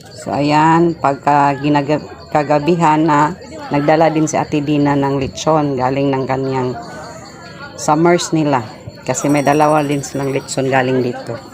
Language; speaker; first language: Filipino; non-native, local second language; Cebuano